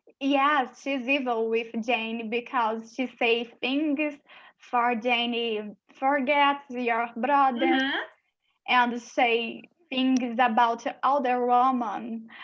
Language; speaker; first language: English; non-native, learner; Portuguese